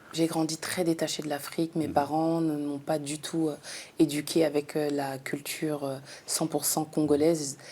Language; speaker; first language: French; native; French